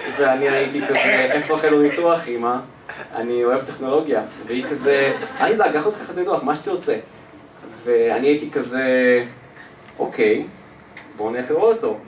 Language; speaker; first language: Hebrew; early bilingual, other home language; Russian